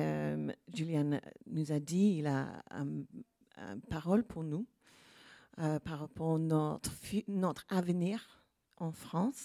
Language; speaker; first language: French; non-native, learner; English